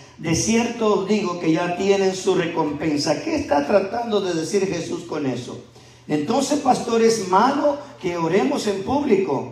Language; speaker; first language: Spanish; native; Spanish